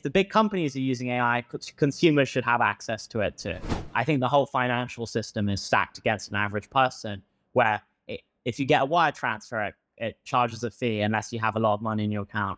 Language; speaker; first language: English; native; English